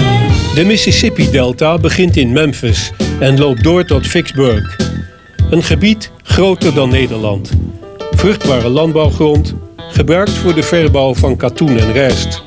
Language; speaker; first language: Dutch; native; Dutch